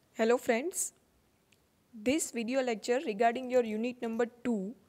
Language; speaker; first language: English; non-native, local second language; Gujarati